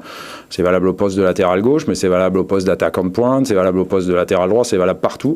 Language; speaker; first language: French; native; French